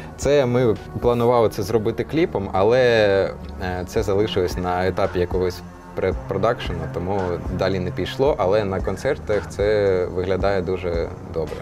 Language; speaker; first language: Ukrainian; non-native, local second language; Russian